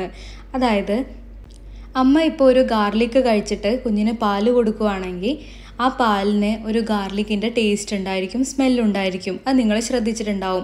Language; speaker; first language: Malayalam; native; Malayalam